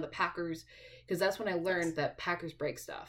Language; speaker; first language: English; native; English